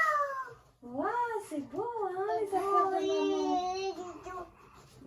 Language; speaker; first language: French; native; French